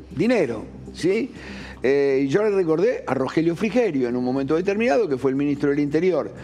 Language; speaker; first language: Spanish; native; Spanish